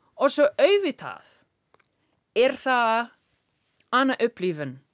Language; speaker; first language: Icelandic; non-native, learner; English